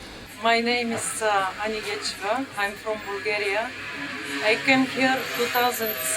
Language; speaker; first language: English; non-native, learner; Bulgarian